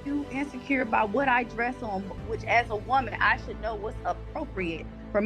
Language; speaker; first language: English; native; English